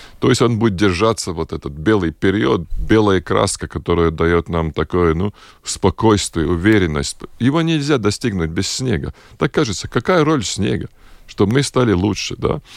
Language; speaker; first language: Russian; non-native, local second language; Latvian